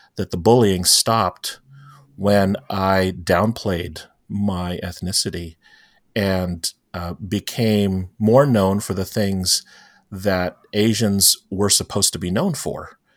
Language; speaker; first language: English; native; English